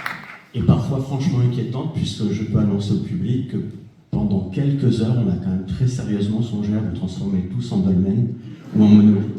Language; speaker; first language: French; native; French